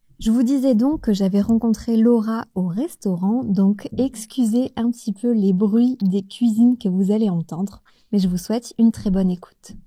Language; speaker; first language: French; native; French